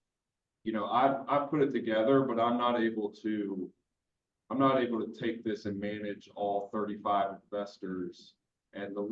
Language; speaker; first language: English; native; English